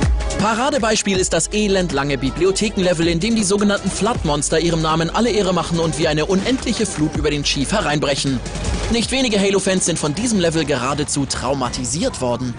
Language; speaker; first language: German; native; German